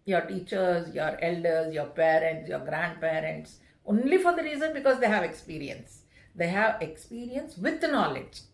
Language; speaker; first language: English; non-native, local second language; Kannada